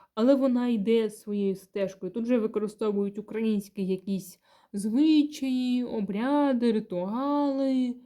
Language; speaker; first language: Ukrainian; non-native, local second language; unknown